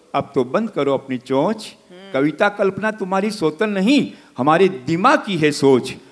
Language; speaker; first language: Hindi; native; Hindi